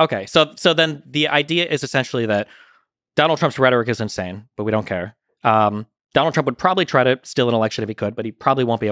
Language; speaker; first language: English; native; English